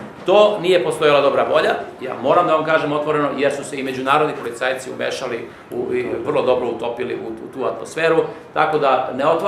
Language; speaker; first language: Serbian; native; Serbian